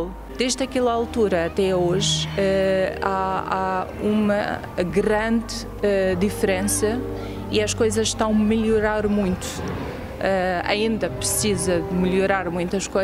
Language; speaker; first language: Portuguese; non-native, fluent; Arabic